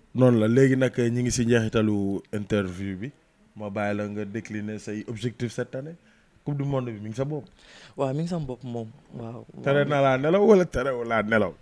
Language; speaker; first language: Wolof; native; Wolof